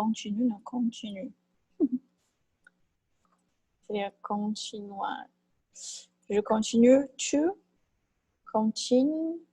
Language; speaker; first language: French; non-native, fluent; Portuguese